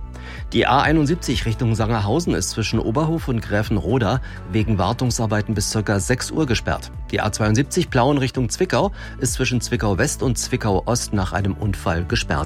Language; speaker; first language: German; native; German